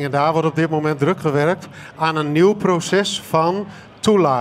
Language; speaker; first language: Dutch; native; Dutch